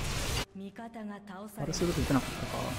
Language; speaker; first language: Japanese; native; Japanese